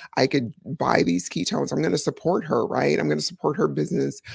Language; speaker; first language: English; native; English